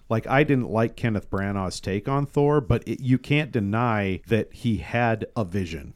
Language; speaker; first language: English; native; English